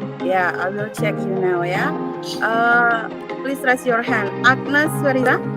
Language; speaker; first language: English; non-native, fluent; Indonesian